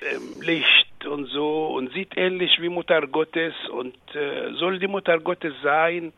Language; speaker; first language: German; non-native, fluent; Arabic